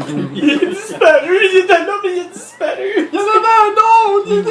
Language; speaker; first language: French; native; French